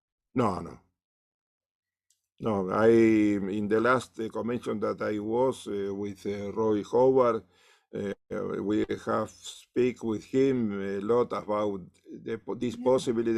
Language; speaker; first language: English; non-native, learner; Spanish